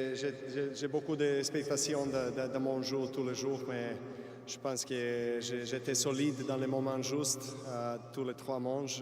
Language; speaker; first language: French; non-native, fluent; Serbian